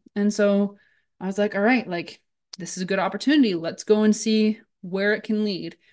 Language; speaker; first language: English; native; English